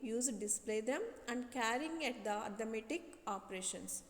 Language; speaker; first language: English; non-native, local second language; Telugu